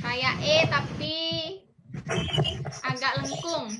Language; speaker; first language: Indonesian; native; Indonesian